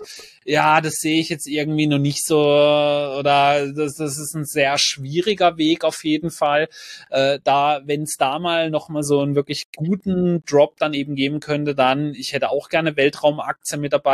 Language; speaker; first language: German; native; German